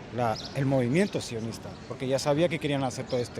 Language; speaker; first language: Spanish; native; Spanish